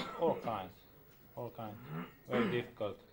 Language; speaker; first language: English; non-native, local second language; Croatian